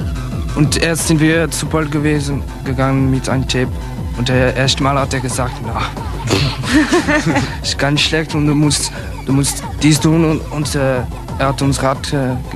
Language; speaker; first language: German; non-native, learner; Dutch